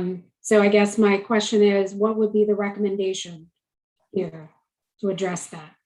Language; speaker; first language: English; native; English